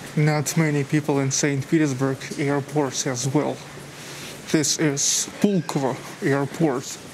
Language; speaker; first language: English; non-native, fluent; Russian